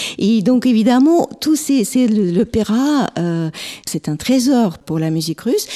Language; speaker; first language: French; non-native, fluent; Russian